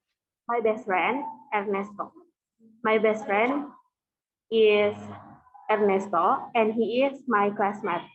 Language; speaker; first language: English; non-native, learner; Indonesian